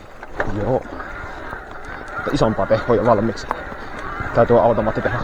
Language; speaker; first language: Finnish; native; Finnish